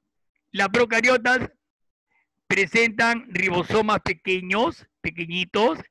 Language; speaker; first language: Spanish; native; Spanish